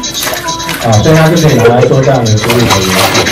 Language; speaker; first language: Chinese; native; Chinese